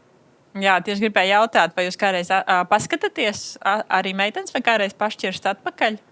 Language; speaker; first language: Latvian; native; Latvian